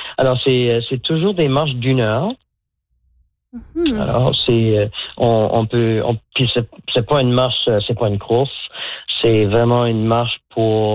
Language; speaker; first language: French; native; French